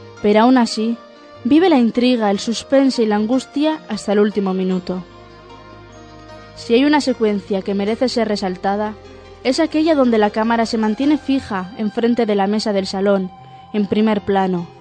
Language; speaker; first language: Spanish; native; Spanish